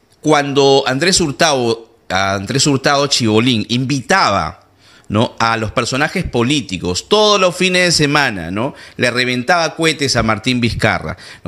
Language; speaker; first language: Spanish; native; Spanish